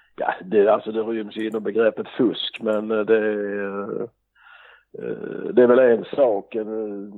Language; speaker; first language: Swedish; native; Swedish